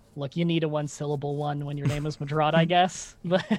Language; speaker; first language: English; native; English